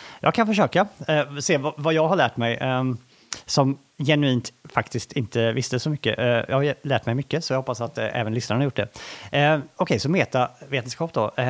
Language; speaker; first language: Swedish; native; Swedish